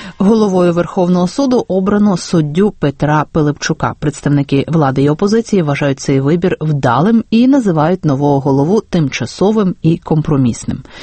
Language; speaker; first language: Ukrainian; native; Ukrainian